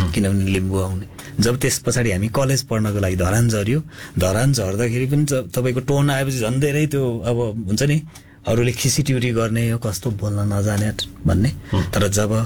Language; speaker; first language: Nepali; non-native, local second language; Limburgish